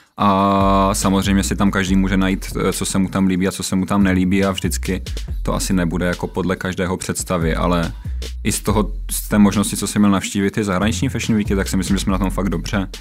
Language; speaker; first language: Czech; native; Czech